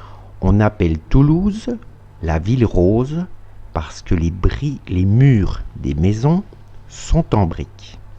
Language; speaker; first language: French; non-native, fluent; Russian